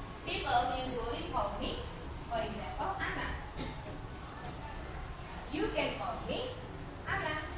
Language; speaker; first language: English; non-native, fluent; Indonesian